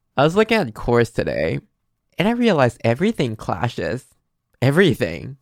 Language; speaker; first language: English; non-native, fluent; Chinese